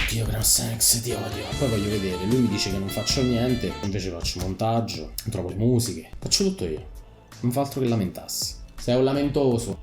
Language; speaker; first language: Italian; native; Italian